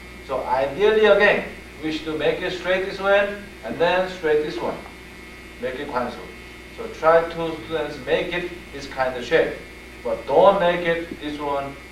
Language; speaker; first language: English; non-native, fluent; Korean